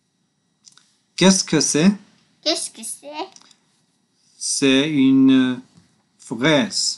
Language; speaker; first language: French; non-native, learner; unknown